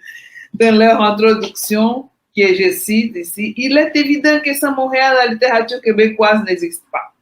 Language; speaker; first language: French; non-native, fluent; Portuguese